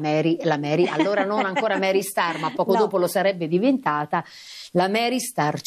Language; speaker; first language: Italian; native; Italian